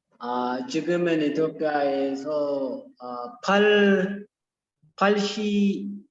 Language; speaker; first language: Korean; non-native, learner; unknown